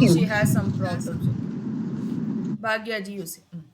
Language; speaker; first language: English; non-native, local second language; Tamil